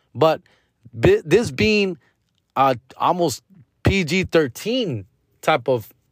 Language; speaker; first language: English; early bilingual, other home language; Spanish